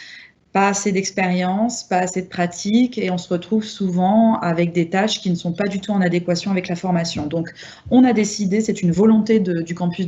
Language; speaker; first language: French; native; French